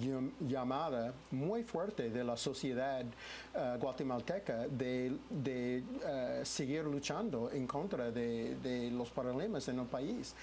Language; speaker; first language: Spanish; non-native, fluent; English